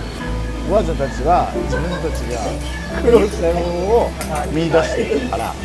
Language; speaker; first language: Japanese; native; Japanese